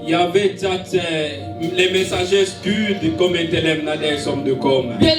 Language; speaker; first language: Swedish; non-native, learner; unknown